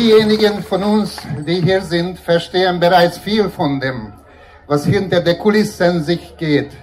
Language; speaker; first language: German; non-native, fluent; Hungarian